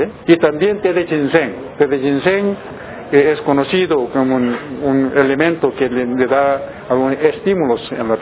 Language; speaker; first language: Spanish; non-native, learner; Korean